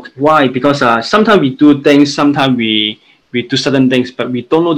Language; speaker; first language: English; non-native, local second language; Cantonese